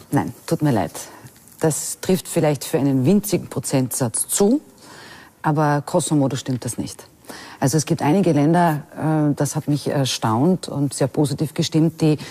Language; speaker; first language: German; native; German